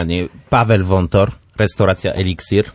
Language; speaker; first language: Polish; non-native, learner; French